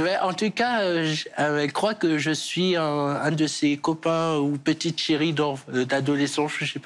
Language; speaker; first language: French; early bilingual, other home language; Portuguese